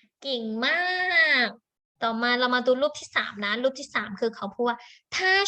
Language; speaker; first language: Thai; native; Thai